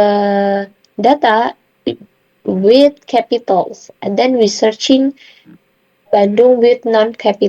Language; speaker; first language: English; non-native, learner; Indonesian